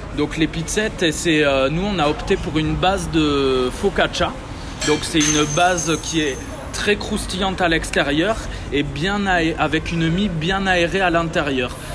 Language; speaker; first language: French; early bilingual, other home language; Italian